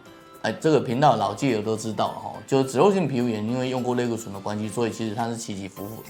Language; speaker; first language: Chinese; native; Chinese